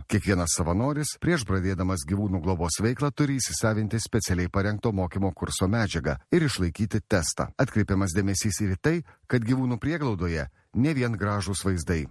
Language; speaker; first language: Lithuanian; native; Lithuanian